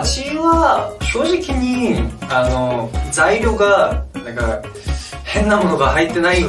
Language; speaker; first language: Japanese; non-native, fluent; Korean